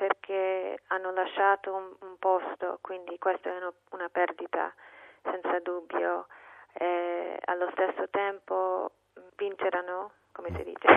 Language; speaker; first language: Italian; non-native, fluent; English